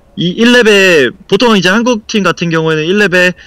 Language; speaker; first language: Korean; native; Korean